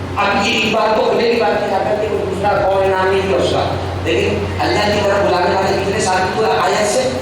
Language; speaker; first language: Urdu; native; Urdu